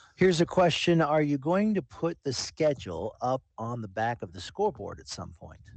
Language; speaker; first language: English; native; English